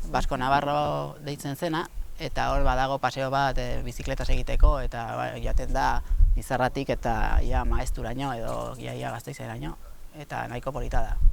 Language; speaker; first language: Basque; non-native, local second language; Spanish